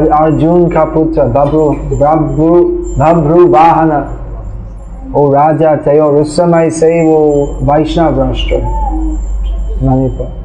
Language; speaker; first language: Hindi; non-native, fluent; English